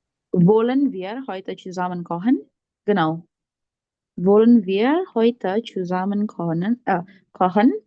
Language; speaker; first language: German; non-native, learner; Indonesian